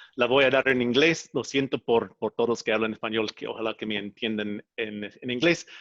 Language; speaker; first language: Spanish; non-native, fluent; English